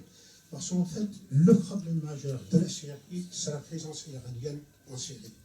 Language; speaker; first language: French; non-native, fluent; Arabic